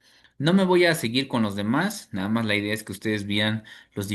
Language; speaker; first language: Spanish; native; Spanish